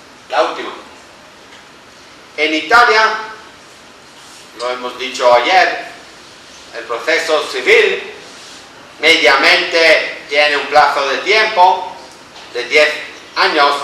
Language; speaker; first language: Spanish; non-native, fluent; Italian